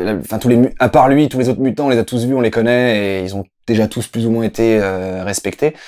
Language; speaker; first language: French; native; French